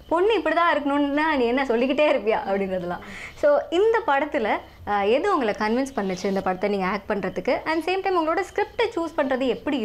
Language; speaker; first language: Tamil; native; Tamil